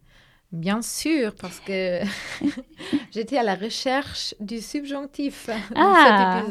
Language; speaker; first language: French; non-native, fluent; German